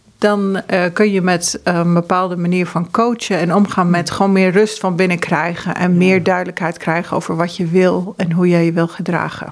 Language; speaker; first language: Dutch; early bilingual, heritage; Dutch